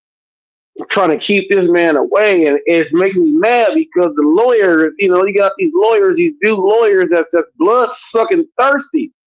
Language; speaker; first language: English; native; English